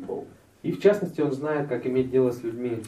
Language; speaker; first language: Russian; native; Russian